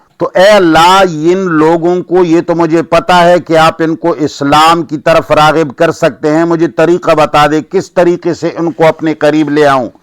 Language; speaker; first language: Urdu; non-native, local second language; Pashto